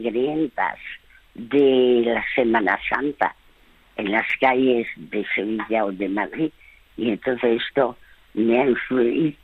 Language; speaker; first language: Spanish; early bilingual, other home language; French